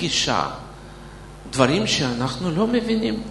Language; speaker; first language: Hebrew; non-native, fluent; Russian